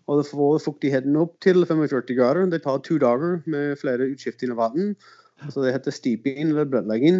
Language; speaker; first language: Norwegian; non-native, fluent; English